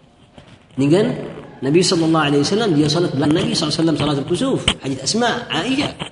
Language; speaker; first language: Indonesian; non-native, learner; Arabic